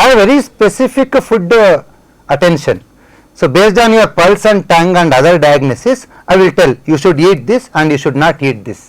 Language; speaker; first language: English; non-native, local second language; Telugu